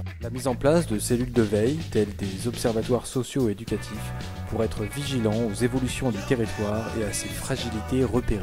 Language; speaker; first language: French; native; French